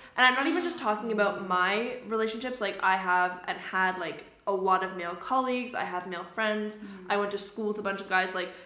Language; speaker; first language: English; native; English